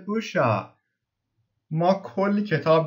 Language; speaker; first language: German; non-native, fluent; Persian